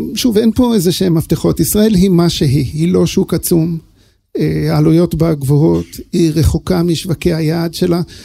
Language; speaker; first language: Hebrew; early bilingual, other home language; English